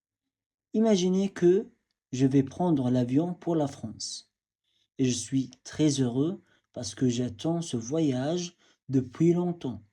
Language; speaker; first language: French; non-native, fluent; Arabic